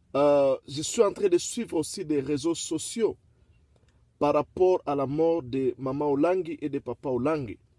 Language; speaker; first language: French; non-native, local second language; Lingala